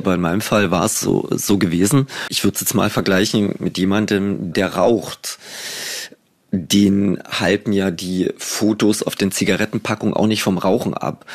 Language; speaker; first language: German; native; German